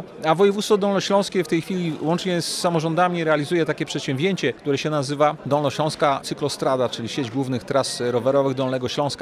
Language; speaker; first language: Polish; native; Polish